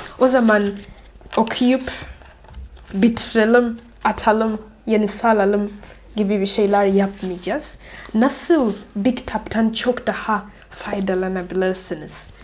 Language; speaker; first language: Turkish; non-native, learner; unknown